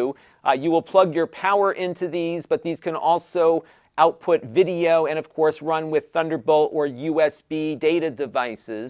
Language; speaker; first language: English; native; English